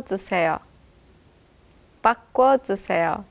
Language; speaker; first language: Korean; non-native, learner; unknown